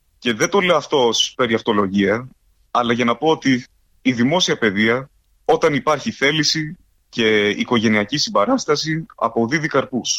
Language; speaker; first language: Greek; early bilingual, heritage; Greek